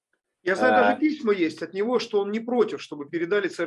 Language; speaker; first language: Russian; native; Russian